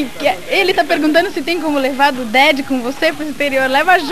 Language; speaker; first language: Portuguese; native; Portuguese